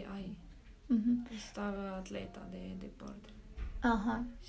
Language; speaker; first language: Spanish; non-native, learner; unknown